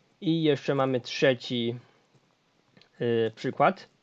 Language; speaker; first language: Polish; non-native, fluent; Chinese